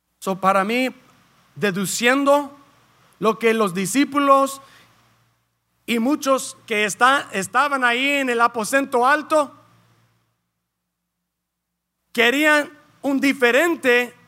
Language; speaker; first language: Spanish; early bilingual, heritage; Spanish